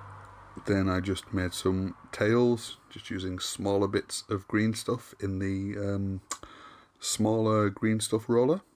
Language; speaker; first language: English; native; English